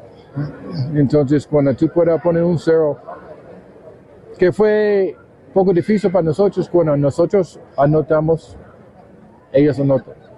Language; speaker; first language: Spanish; non-native, fluent; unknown